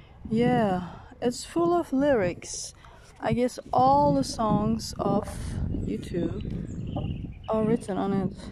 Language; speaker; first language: English; non-native, fluent; Dutch